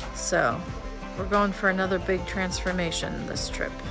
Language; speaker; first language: English; native; English